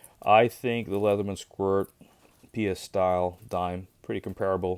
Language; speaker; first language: English; native; English